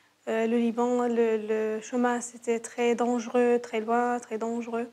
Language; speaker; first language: French; non-native, learner; Arabic